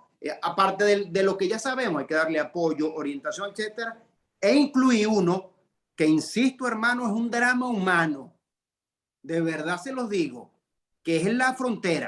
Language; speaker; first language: Spanish; native; Spanish